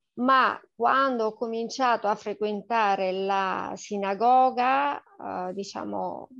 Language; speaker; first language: Italian; native; Italian